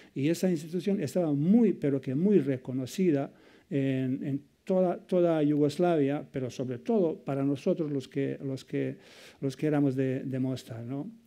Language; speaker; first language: Spanish; non-native, fluent; Bosnian